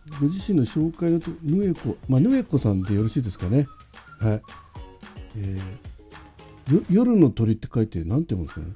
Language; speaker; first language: Japanese; native; Japanese